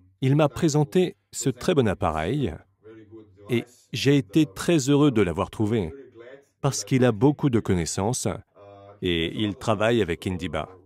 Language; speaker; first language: French; non-native, fluent; Slovenian